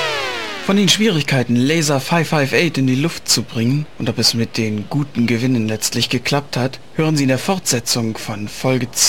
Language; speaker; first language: German; native; German